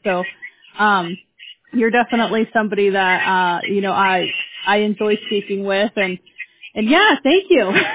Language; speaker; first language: English; early bilingual, other home language; Spanish